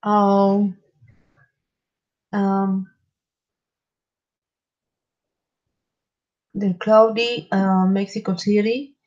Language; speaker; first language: English; non-native, learner; Spanish